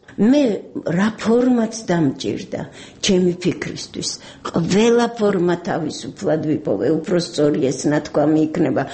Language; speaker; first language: Georgian; native; Georgian